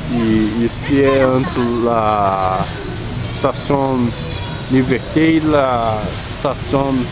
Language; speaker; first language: French; non-native, learner; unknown